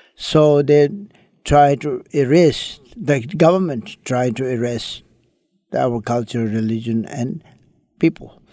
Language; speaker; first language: English; early bilingual, other home language; Chinese